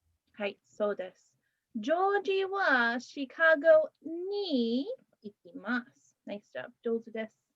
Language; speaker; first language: Japanese; non-native, fluent; English